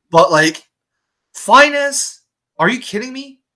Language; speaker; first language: English; non-native, fluent; Chinese